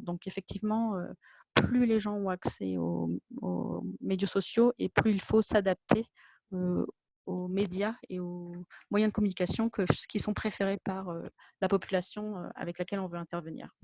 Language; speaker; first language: French; native; French